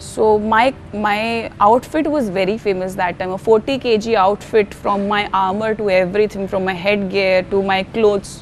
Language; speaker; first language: English; non-native, local second language; Hindi